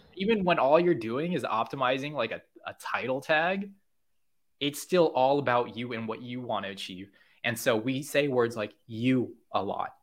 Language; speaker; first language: English; native; English